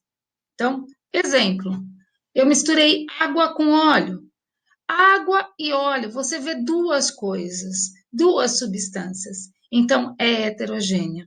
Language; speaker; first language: Portuguese; native; Portuguese